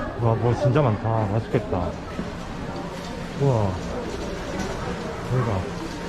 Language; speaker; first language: Korean; native; Korean